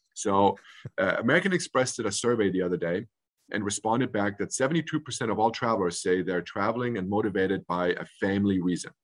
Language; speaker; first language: English; early bilingual, other home language; German